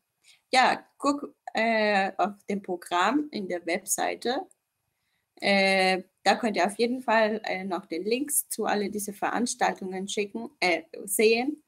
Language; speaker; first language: German; non-native, fluent; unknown